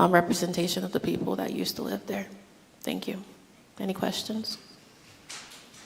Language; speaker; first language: English; native; English